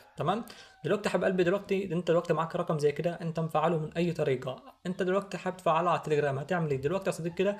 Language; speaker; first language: Arabic; native; Arabic